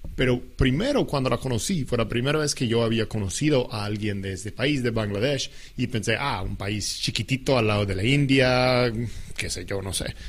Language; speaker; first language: Spanish; non-native, fluent; English